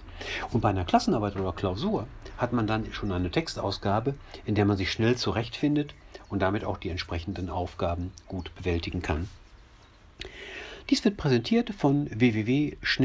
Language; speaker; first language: German; native; German